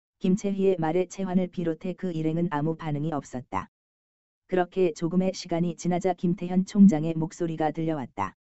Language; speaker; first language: Korean; native; Korean